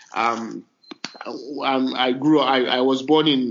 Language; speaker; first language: English; non-native, local second language; Hausa